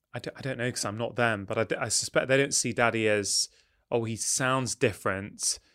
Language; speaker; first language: English; native; English